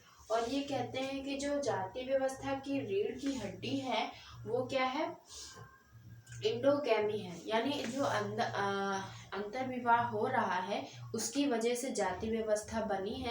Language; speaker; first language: Hindi; native; Hindi